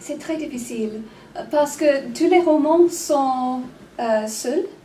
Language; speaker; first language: French; non-native, learner; English